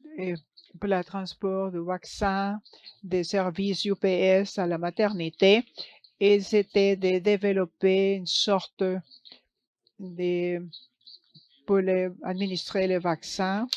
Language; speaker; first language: French; non-native, learner; English